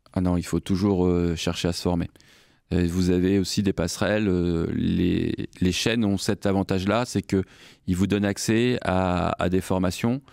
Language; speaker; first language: French; native; French